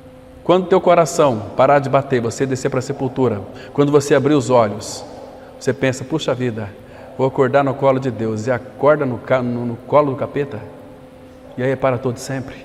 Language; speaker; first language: Portuguese; native; Portuguese